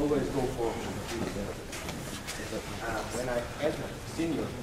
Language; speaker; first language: English; non-native, learner; German